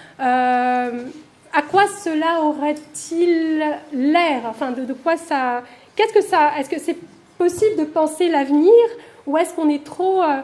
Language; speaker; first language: French; non-native, fluent; Portuguese